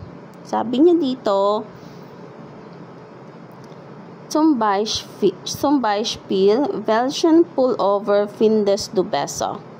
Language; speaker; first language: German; non-native, fluent; Filipino